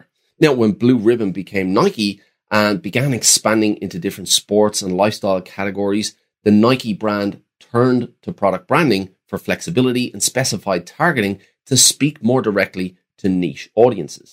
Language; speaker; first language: English; native; English